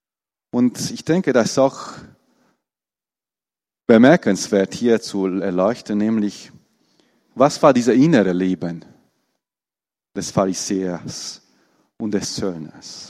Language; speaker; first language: German; non-native, fluent; Romanian